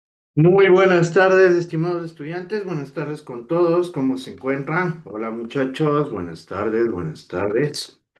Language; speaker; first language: Spanish; native; Spanish